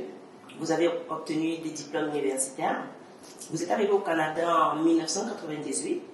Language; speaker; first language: French; native; French